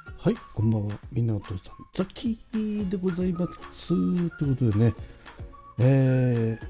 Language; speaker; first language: Japanese; native; Japanese